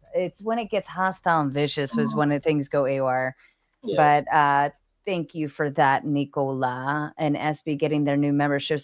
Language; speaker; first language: English; native; English